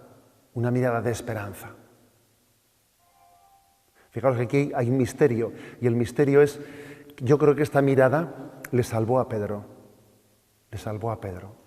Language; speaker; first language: Spanish; native; Spanish